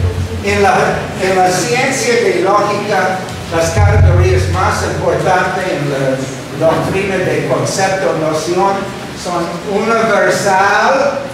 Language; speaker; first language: Spanish; non-native, fluent; English